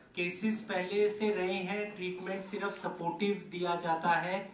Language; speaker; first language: Hindi; non-native, local second language; Marathi